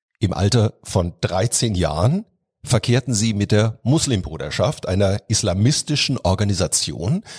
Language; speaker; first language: German; native; German